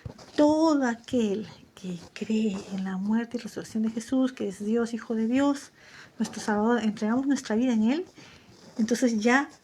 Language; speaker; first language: Spanish; native; Spanish